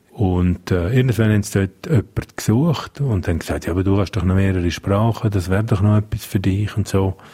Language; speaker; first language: German; non-native, local second language; Romansh